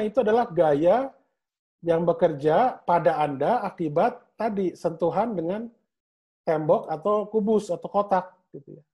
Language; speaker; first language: Indonesian; native; Indonesian